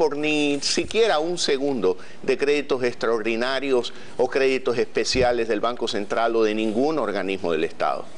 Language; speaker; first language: Spanish; native; Spanish